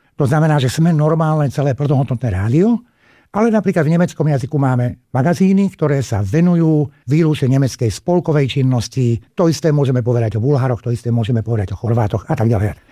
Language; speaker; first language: Slovak; non-native, local second language; Hungarian